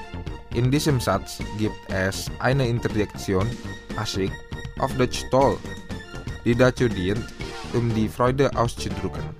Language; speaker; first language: German; non-native, fluent; Indonesian